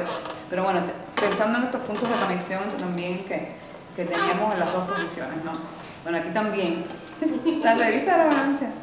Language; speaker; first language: Spanish; native; Spanish